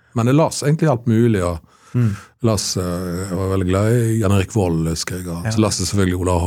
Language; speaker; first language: Norwegian; native; Norwegian